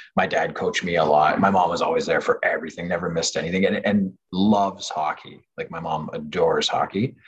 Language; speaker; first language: English; non-native, fluent; French